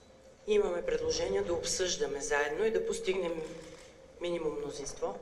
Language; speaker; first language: Bulgarian; native; Bulgarian